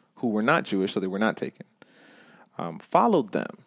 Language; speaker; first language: English; native; English